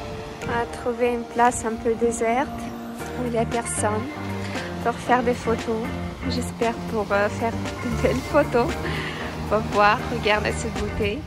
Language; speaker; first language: French; non-native, fluent; Russian